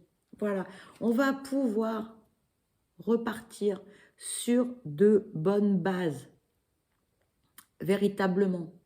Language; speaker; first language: French; native; French